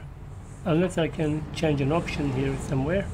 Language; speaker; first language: English; native; English